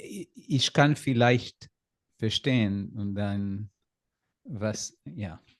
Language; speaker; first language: German; non-native, learner; Hebrew